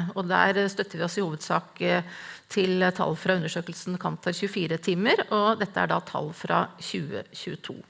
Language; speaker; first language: Norwegian; native; Norwegian